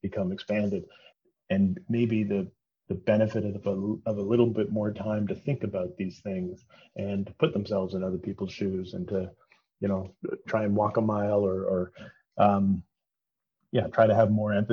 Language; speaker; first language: English; native; English